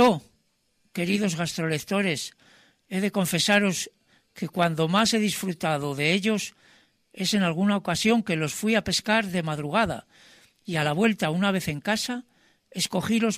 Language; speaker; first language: Spanish; native; Spanish